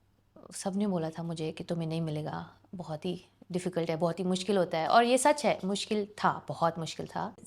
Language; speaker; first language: Hindi; non-native, local second language; English